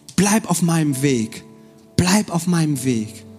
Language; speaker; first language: German; non-native, fluent; Korean